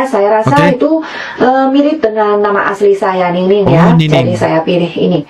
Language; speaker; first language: Indonesian; non-native, fluent; Chinese